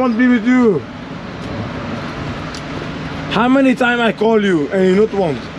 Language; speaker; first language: English; non-native, fluent; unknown